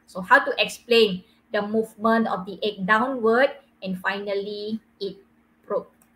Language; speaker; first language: English; non-native, local second language; Malay